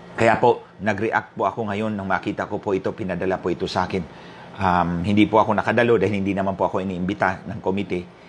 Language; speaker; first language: Filipino; non-native, local second language; Waray